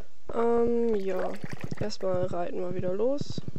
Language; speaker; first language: German; native; German